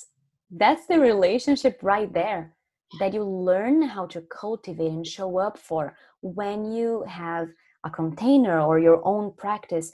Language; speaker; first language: English; non-native, fluent; Portuguese